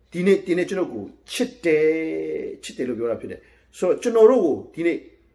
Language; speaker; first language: Burmese; non-native, local second language; Kachin